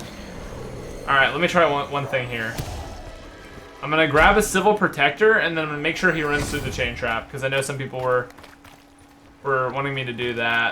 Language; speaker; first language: English; native; English